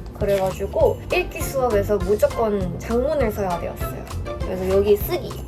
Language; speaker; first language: Korean; non-native, fluent; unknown